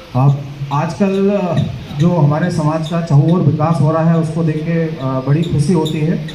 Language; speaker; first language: Hindi; native; Hindi